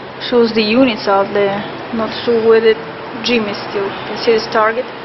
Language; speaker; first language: English; non-native, fluent; Russian